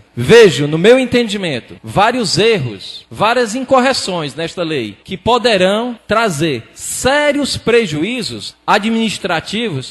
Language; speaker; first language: Portuguese; native; Portuguese